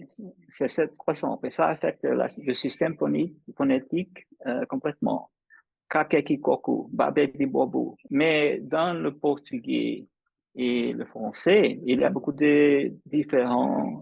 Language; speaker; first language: French; non-native, fluent; English